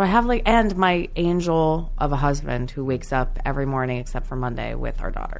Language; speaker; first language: English; native; English